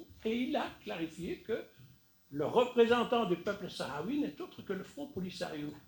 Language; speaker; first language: French; native; French